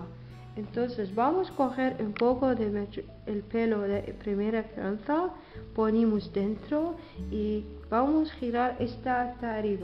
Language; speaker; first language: Spanish; non-native, learner; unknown